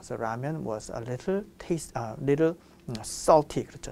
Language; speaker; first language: English; non-native, fluent; Korean